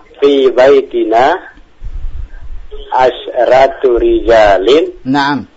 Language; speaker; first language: Arabic; non-native, learner; Indonesian